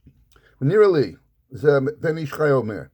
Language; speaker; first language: Hebrew; non-native, fluent; English